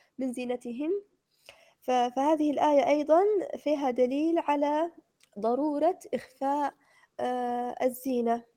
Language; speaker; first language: Arabic; native; Arabic